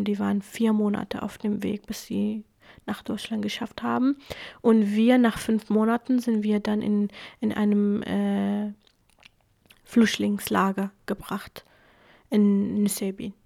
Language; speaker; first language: German; non-native, fluent; Kurdish